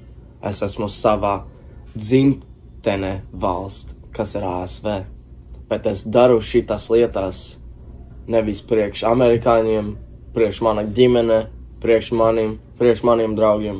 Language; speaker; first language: Latvian; early bilingual, heritage; English